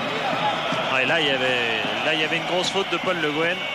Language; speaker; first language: French; native; French